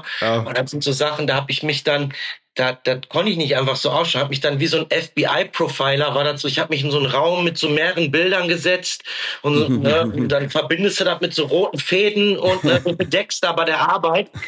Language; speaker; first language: German; native; German